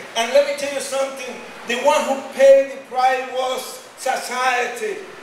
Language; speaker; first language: English; non-native, fluent; Spanish